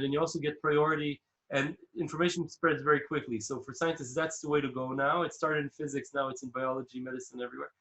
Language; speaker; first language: English; non-native, fluent; Hebrew